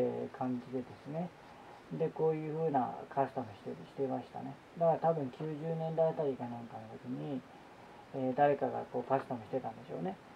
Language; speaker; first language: Japanese; native; Japanese